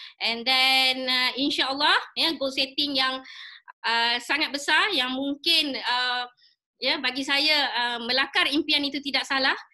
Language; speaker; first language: Malay; native; Malay